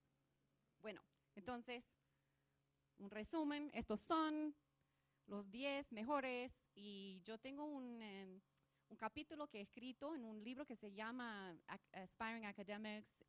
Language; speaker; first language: Spanish; non-native, fluent; English